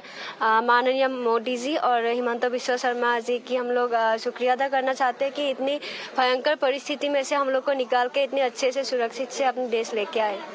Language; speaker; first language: Hindi; non-native, local second language; Assamese